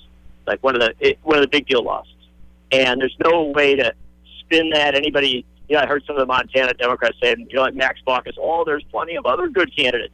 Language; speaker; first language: English; native; English